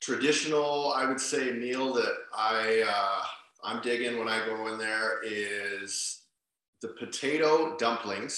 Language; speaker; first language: English; native; English